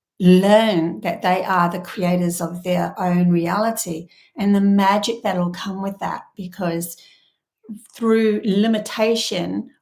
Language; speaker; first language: English; native; English